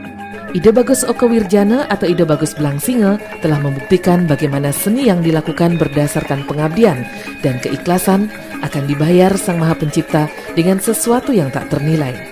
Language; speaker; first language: Indonesian; native; Indonesian